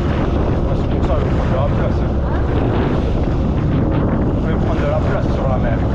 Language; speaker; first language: French; native; French